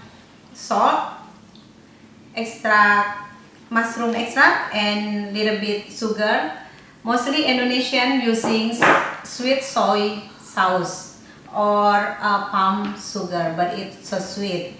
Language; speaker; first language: English; non-native, learner; Indonesian